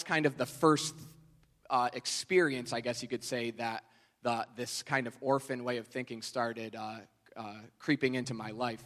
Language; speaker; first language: English; native; English